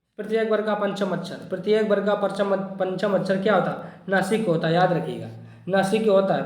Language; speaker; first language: Hindi; native; Hindi